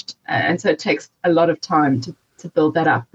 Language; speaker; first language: English; native; English